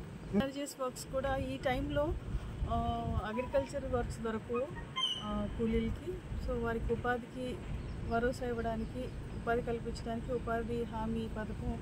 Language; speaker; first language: Telugu; native; Telugu